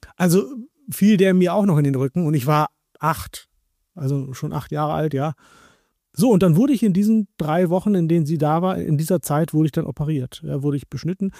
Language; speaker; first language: German; native; German